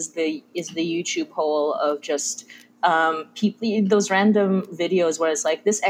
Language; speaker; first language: English; non-native, local second language; Filipino